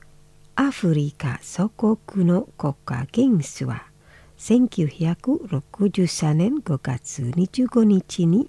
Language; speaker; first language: Japanese; non-native, fluent; Indonesian